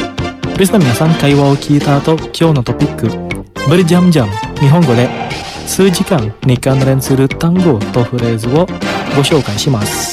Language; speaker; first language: Japanese; non-native, fluent; Indonesian